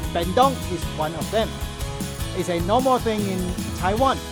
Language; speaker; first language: English; non-native, fluent; Chinese